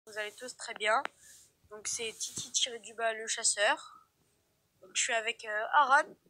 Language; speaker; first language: French; native; French